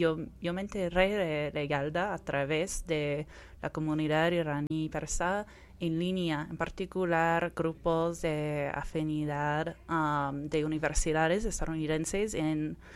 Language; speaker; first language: Spanish; non-native, fluent; English